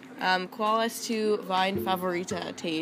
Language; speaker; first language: Spanish; non-native, learner; English